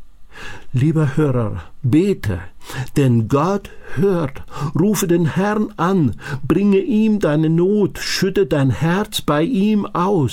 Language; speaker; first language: German; native; German